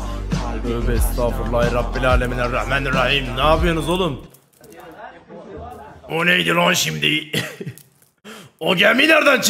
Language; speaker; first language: Turkish; native; Turkish